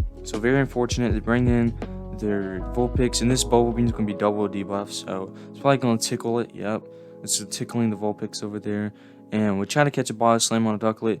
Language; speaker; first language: English; native; English